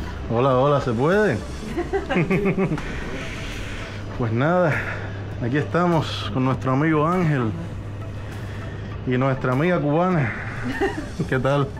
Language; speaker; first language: Spanish; native; Spanish